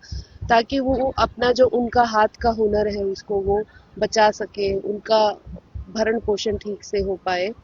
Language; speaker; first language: Hindi; native; Hindi